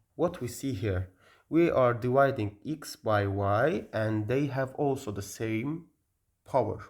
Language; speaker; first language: English; non-native, learner; Azerbaijani